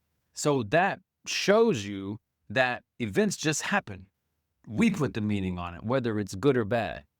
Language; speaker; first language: English; native; English